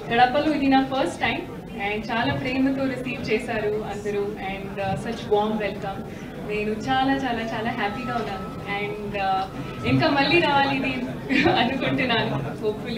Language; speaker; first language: Telugu; non-native, local second language; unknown